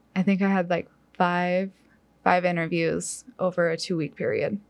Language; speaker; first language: English; native; English